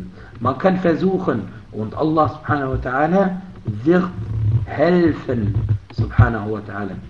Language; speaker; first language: German; non-native, fluent; Arabic